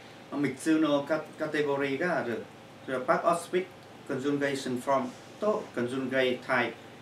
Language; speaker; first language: Japanese; non-native, learner; Chinese